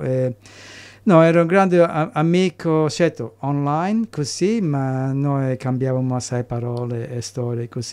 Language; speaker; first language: Italian; early bilingual, heritage; English